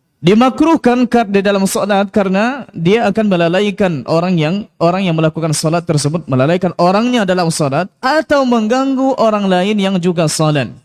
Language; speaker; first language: Malay; non-native, local second language; Minangkabau